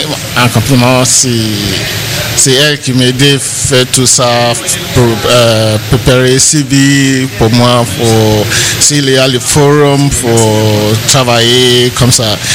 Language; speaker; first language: French; non-native, learner; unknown